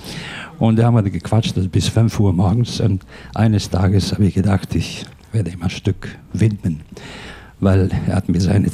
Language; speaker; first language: German; non-native, fluent; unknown